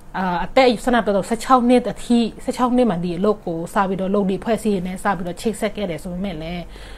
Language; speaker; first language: Burmese; non-native, local second language; Shan